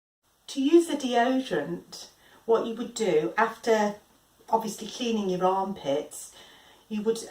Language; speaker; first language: English; native; English